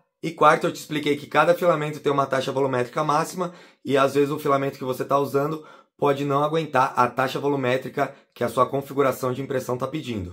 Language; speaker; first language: Portuguese; native; Portuguese